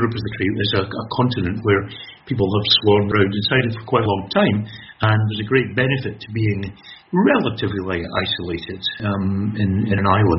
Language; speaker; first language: English; native; English